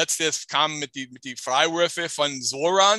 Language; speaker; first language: German; non-native, fluent; English